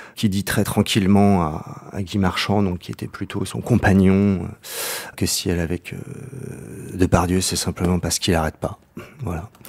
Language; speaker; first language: French; native; French